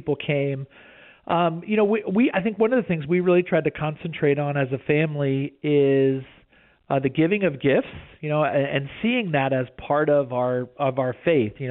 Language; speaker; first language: English; native; English